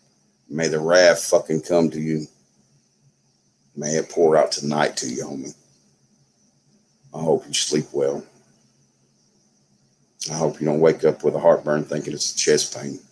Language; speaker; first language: English; native; English